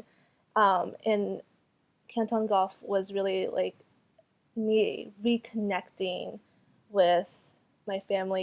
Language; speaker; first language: English; early bilingual, other home language; Cantonese